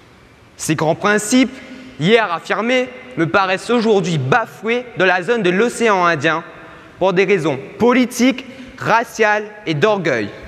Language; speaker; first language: French; native; French